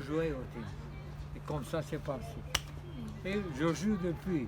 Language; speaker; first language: French; non-native, fluent; Turkish